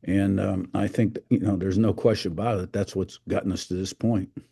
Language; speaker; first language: English; native; English